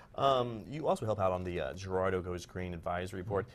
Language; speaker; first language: English; native; English